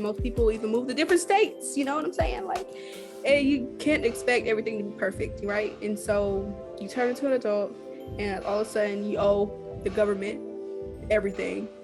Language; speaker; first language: English; native; English